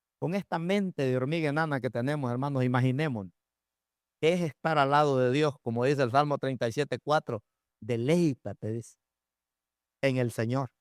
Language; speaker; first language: Spanish; native; Spanish